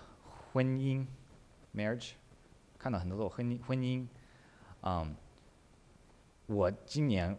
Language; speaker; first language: Chinese; early bilingual, heritage; English